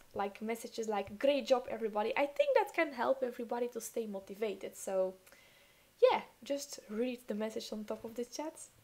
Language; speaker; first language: English; non-native, fluent; Dutch